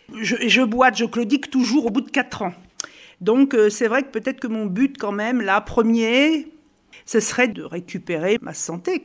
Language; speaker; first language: French; native; French